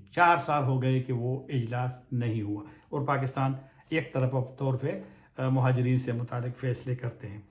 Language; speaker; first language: Urdu; non-native, local second language; Pashto